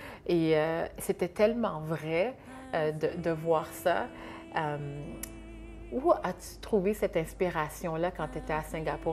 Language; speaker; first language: French; native; French